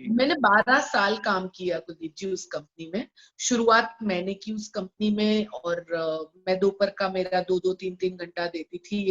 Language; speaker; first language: Hindi; non-native, local second language; Gujarati